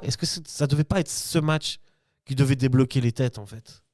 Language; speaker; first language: French; native; French